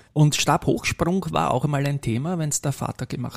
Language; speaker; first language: German; native; German